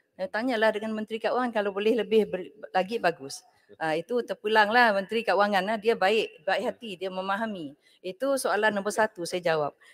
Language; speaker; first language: Malay; native; Malay